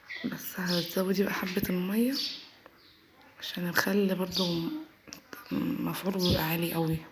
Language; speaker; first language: Arabic; native; Arabic